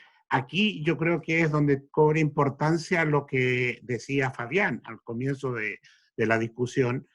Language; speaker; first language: Spanish; native; Spanish